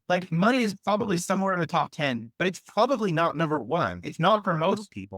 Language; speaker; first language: English; native; English